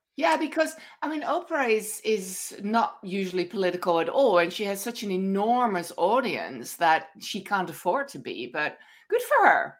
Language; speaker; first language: English; non-native, fluent; Dutch